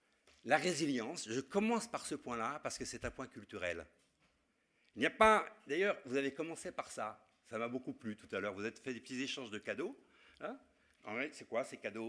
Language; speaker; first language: French; native; French